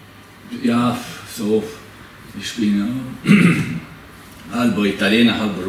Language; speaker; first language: German; non-native, learner; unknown